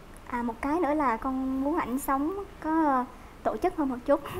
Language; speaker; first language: Vietnamese; native; Vietnamese